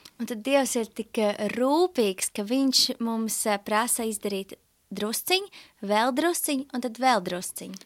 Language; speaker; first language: Latvian; native; Latvian